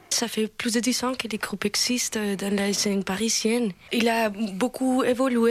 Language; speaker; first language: French; non-native, fluent; Spanish